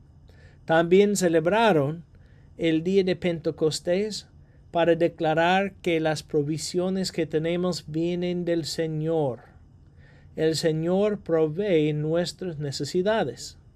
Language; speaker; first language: Spanish; non-native, fluent; English